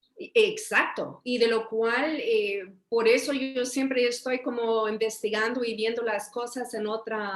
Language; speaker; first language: Spanish; early bilingual, heritage; Spanish